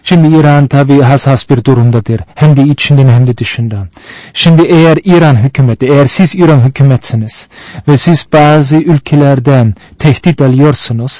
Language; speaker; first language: Turkish; non-native, fluent; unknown